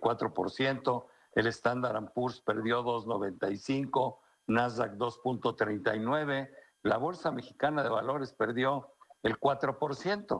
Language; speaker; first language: Spanish; native; Spanish